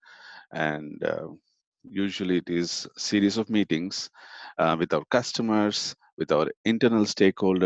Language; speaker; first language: English; non-native, local second language; Tamil